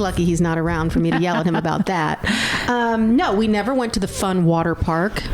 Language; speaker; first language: English; native; English